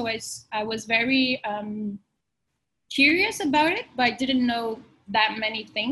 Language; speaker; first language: English; non-native, fluent; Portuguese